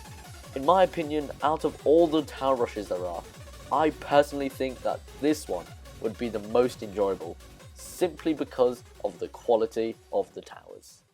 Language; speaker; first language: English; native; English